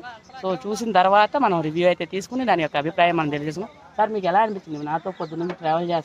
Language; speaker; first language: Telugu; native; Telugu